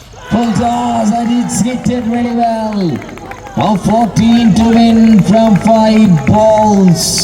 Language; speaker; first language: English; non-native, local second language; Malayalam